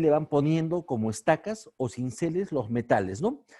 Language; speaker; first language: Spanish; native; Spanish